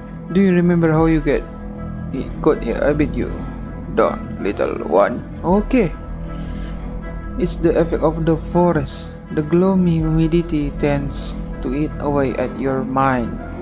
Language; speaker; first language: English; non-native, learner; Indonesian